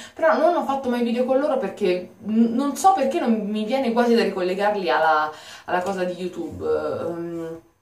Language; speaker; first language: Italian; native; Italian